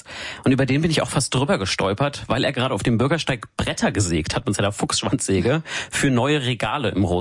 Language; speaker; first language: German; native; German